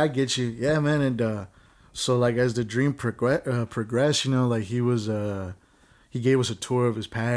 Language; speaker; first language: English; native; English